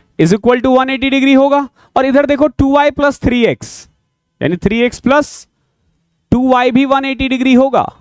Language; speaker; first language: Hindi; native; Hindi